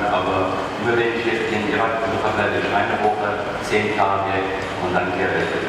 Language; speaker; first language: German; non-native, fluent; Arabic